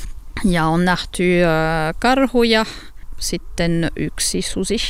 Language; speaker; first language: Finnish; non-native, learner; French